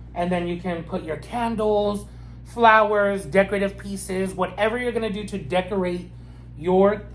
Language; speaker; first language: English; native; English